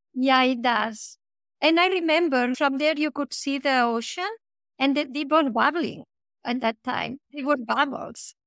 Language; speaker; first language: English; non-native, fluent; Catalan